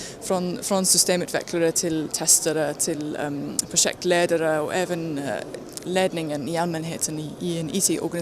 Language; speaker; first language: Swedish; non-native, fluent; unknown